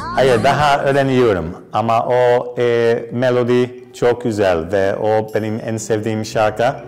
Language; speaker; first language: Turkish; non-native, learner; English